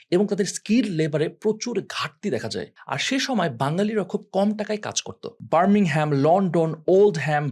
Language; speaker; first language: Bangla; non-native, local second language; Sylheti